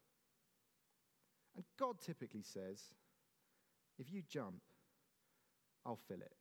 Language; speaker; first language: English; native; English